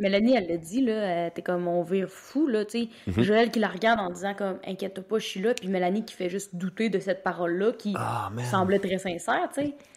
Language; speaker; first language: French; native; French